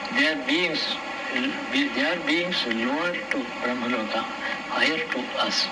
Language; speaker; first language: English; non-native, local second language; Telugu